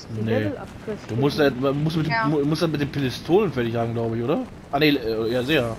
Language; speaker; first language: German; native; German